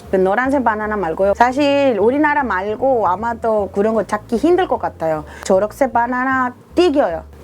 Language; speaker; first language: Korean; non-native, fluent; Spanish